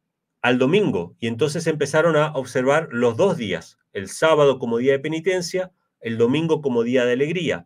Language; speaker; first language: Spanish; native; Spanish